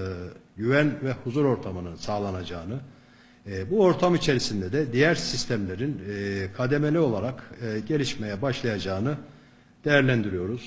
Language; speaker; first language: Turkish; native; Turkish